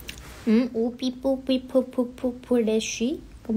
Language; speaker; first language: Korean; non-native, fluent; Chinese